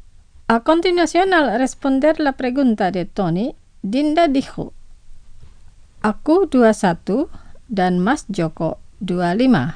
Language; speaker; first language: Spanish; non-native, fluent; Indonesian